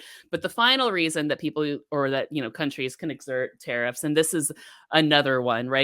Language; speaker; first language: English; native; English